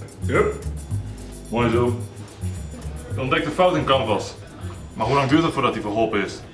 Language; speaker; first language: Dutch; native; Dutch